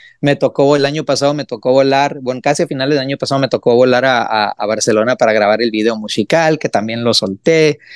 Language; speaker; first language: Spanish; early bilingual, heritage; Spanish